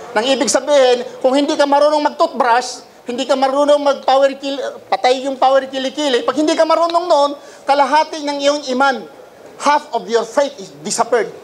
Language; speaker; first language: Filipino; non-native, local second language; Cebuano